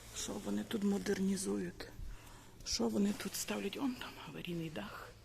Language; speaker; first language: Ukrainian; native; Ukrainian